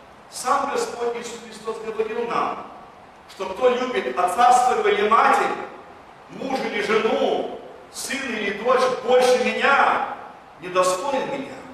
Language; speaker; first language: Russian; early bilingual, heritage; Russian